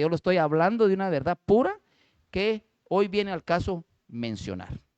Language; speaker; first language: Spanish; native; Spanish